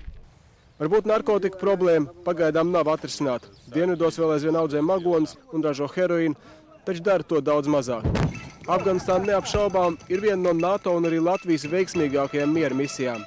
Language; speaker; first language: Latvian; native; Latvian